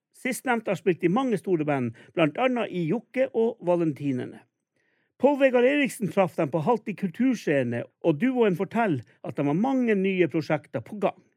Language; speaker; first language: Norwegian; native; Norwegian